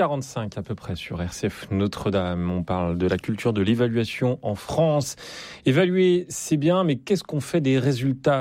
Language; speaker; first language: French; native; French